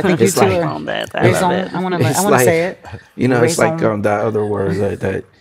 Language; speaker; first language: English; native; English